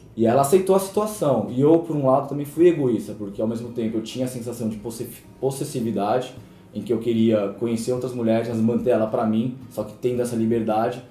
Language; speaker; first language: Portuguese; early bilingual, other home language; Korean